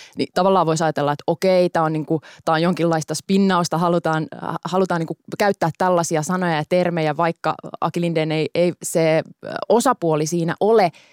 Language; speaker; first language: Finnish; native; Finnish